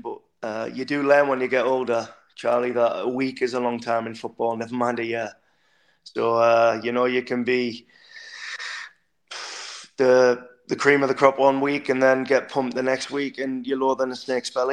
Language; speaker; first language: English; native; English